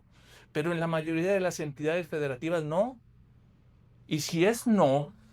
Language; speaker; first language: Spanish; native; Spanish